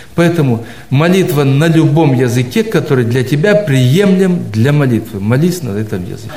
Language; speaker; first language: Russian; native; Russian